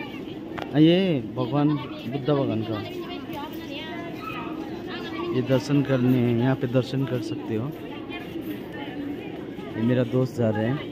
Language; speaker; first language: Hindi; non-native, local second language; Nepali